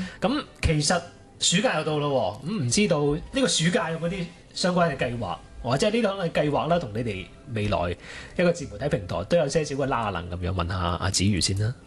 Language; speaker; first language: Cantonese; native; Cantonese